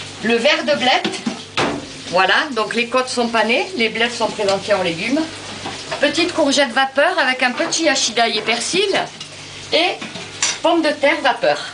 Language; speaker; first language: French; native; French